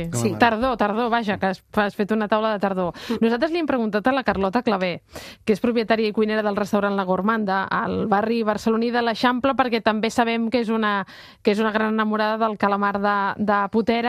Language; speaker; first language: Catalan; native; Catalan